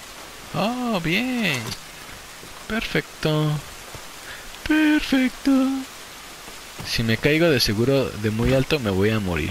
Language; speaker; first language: Spanish; native; Spanish